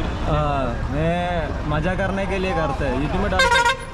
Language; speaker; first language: Hindi; non-native, local second language; Malayalam